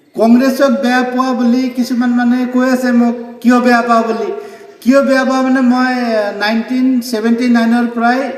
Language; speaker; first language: Assamese; non-native, local second language; Nepali